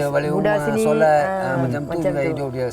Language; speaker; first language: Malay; non-native, local second language; Tamil